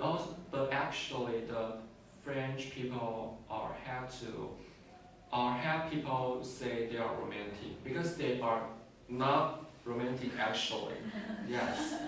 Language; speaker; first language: English; non-native, learner; Chinese